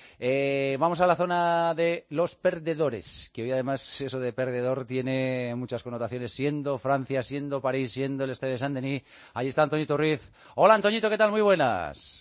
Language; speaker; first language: Spanish; native; Spanish